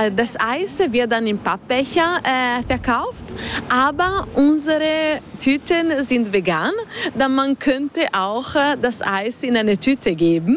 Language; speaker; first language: German; non-native, fluent; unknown